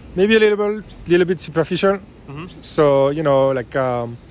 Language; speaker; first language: English; non-native, fluent; French